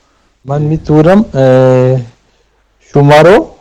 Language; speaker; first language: Persian; non-native, learner; Urdu